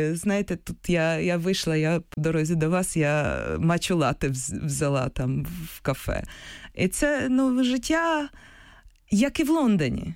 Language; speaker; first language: Ukrainian; non-native, local second language; Russian